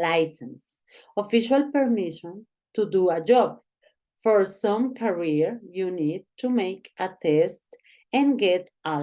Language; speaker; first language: English; non-native, learner; Spanish